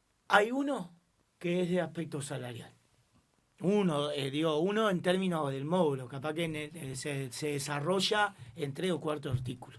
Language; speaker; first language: Spanish; native; Spanish